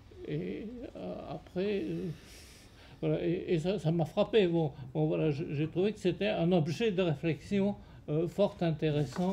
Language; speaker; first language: French; native; French